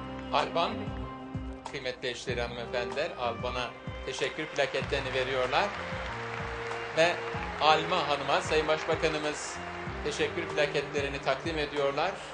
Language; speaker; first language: Turkish; native; Turkish